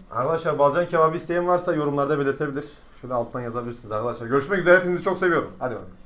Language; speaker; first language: Turkish; native; Turkish